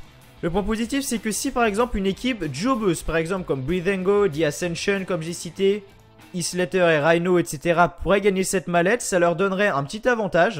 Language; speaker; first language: French; native; French